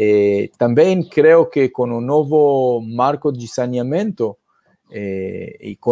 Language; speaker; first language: Portuguese; non-native, fluent; Hebrew